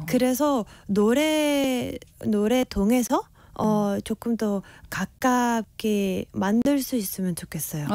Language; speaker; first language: Korean; non-native, fluent; Spanish